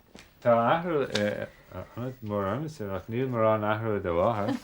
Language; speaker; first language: Irish; non-native, local second language; English